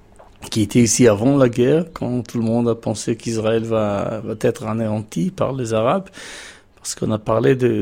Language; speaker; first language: French; non-native, fluent; Hebrew